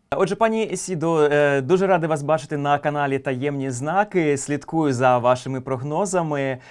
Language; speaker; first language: Ukrainian; native; Ukrainian